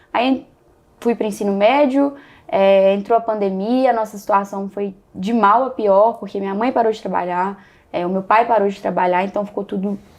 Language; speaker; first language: Portuguese; native; Portuguese